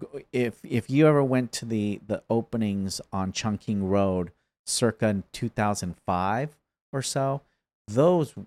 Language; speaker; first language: English; native; English